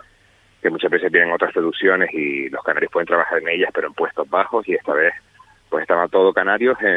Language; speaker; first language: Spanish; native; Spanish